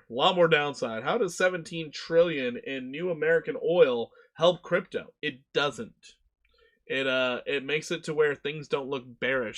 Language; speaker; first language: English; native; English